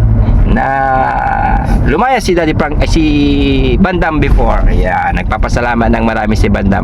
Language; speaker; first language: Filipino; native; Filipino